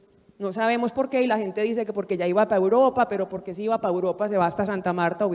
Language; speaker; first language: Spanish; native; Spanish